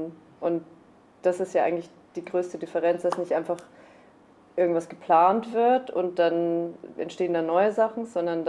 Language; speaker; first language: German; native; German